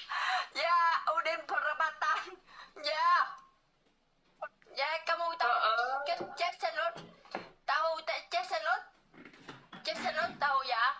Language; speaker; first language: Indonesian; non-native, learner; Vietnamese